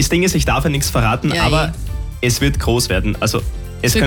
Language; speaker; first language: German; native; German